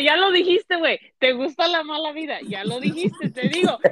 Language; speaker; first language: Spanish; early bilingual, heritage; Spanish